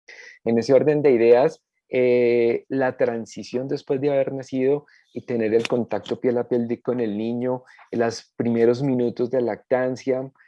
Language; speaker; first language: Spanish; native; Spanish